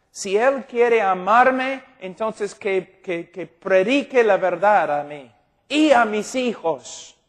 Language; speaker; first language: Spanish; non-native, fluent; English